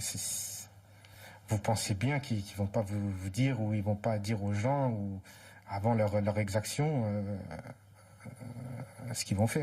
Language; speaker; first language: French; native; French